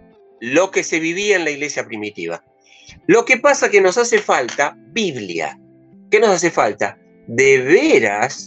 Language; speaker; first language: Spanish; native; Spanish